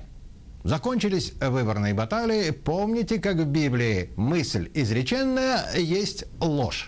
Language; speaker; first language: Russian; native; Russian